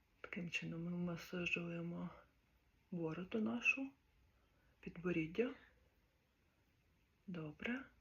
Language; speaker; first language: Ukrainian; native; Ukrainian